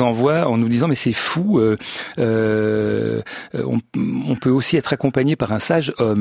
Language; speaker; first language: French; native; French